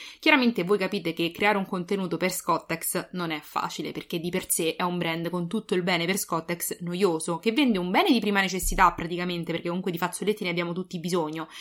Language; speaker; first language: Italian; native; Italian